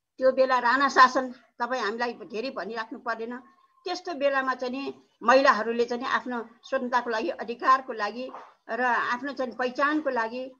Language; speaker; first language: Nepali; non-native, local second language; Newari